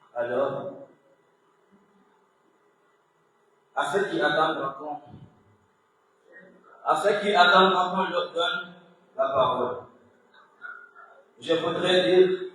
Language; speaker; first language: French; non-native, local second language; Comorian